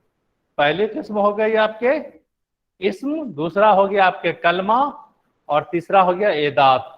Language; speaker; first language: Urdu; native; Urdu